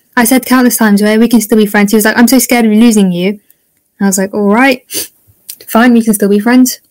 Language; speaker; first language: English; native; English